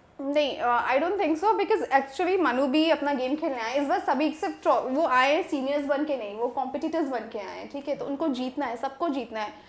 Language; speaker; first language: Hindi; native; Hindi